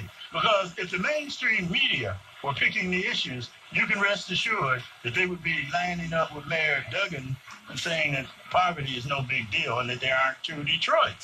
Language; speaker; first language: English; native; English